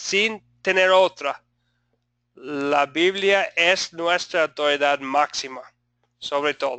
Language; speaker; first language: Spanish; non-native, fluent; English